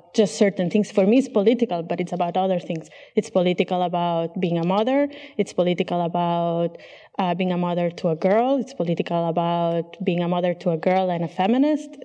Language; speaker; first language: English; non-native, fluent; Catalan